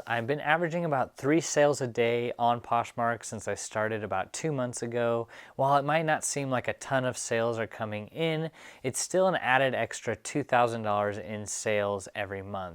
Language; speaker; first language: English; native; English